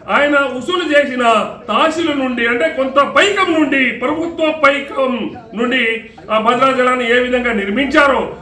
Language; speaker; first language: Telugu; non-native, local second language; Lambadi